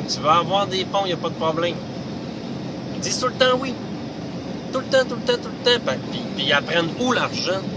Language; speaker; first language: French; native; French